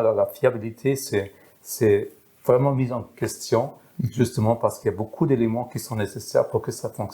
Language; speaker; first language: French; non-native, fluent; German